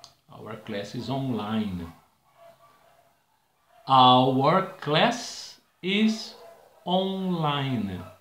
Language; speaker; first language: English; non-native, fluent; Portuguese